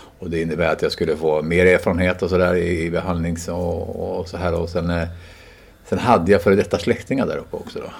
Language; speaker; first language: Swedish; native; Swedish